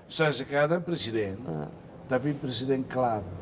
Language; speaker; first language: Indonesian; non-native, fluent; Tetum